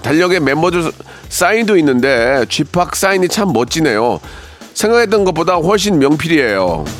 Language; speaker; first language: Korean; native; Korean